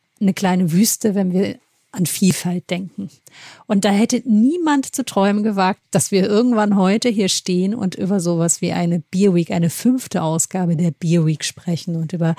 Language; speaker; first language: German; native; German